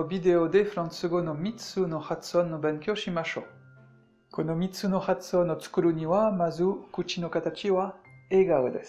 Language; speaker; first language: Japanese; non-native, fluent; French